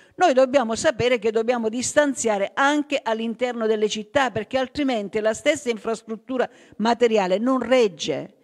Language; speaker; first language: Italian; native; Italian